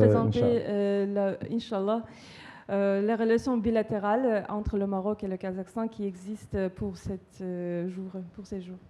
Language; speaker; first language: French; non-native, fluent; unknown